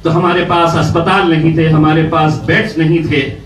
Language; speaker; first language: Hindi; non-native, local second language; Marathi